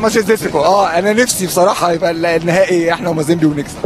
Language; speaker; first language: Arabic; native; Arabic